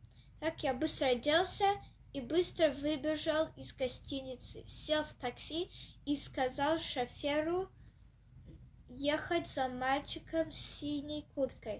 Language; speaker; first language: Russian; early bilingual, heritage; Russian